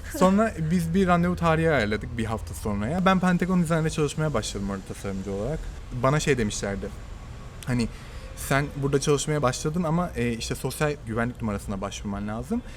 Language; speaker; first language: Turkish; native; Turkish